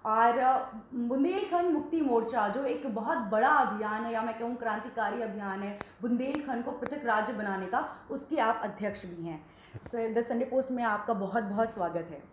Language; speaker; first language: Hindi; native; Hindi